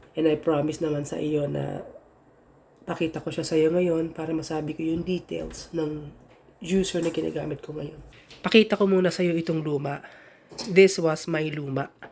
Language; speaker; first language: Filipino; native; Filipino